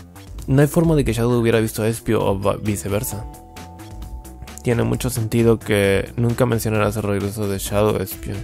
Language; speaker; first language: Spanish; native; Spanish